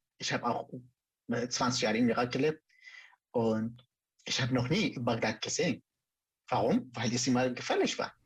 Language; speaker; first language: German; non-native, fluent; Central Kurdish